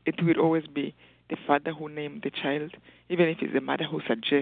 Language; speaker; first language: English; non-native, local second language; Kinyarwanda